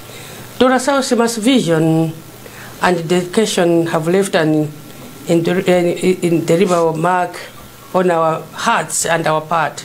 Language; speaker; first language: English; non-native, local second language; Nyanja